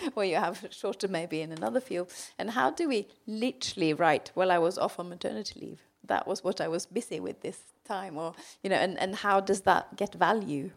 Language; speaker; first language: English; non-native, fluent; Norwegian